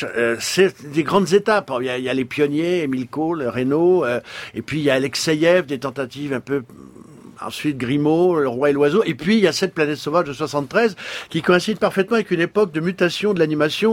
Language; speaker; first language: French; native; French